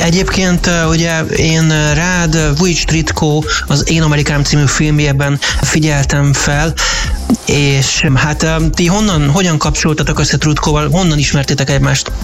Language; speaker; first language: Hungarian; native; Hungarian